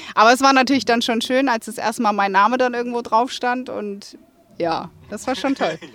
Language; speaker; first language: German; native; German